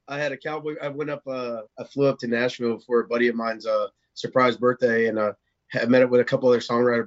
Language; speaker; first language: English; native; English